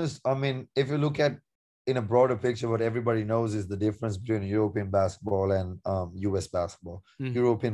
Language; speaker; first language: English; non-native, local second language; Sinhala